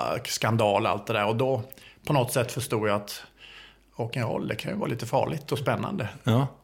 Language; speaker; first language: Swedish; native; Swedish